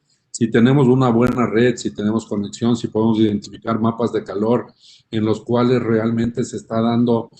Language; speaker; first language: Spanish; native; Spanish